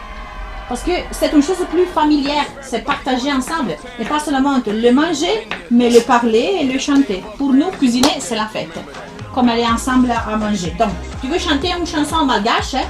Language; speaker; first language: French; non-native, fluent; Italian